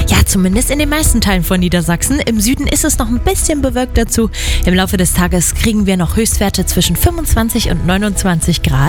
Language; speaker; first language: German; native; German